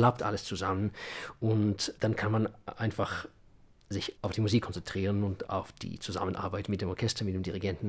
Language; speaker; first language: German; non-native, fluent; Russian